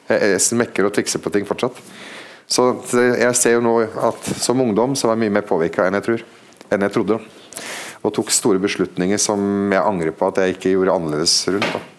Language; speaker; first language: Norwegian; non-native, fluent; Arabic